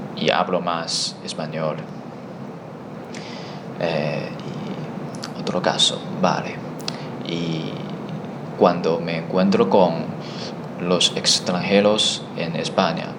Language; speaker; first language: Spanish; non-native, learner; Chinese